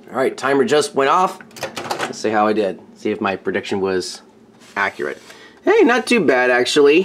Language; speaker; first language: English; native; English